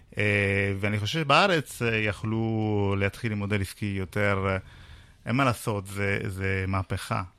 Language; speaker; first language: Hebrew; non-native, fluent; Italian